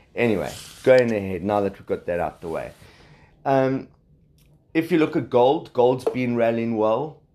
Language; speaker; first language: English; native; English